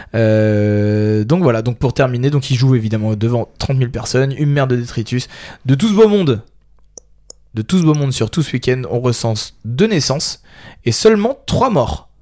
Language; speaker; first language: French; native; French